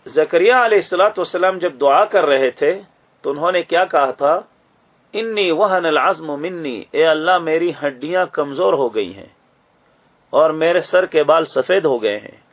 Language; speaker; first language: Urdu; native; Urdu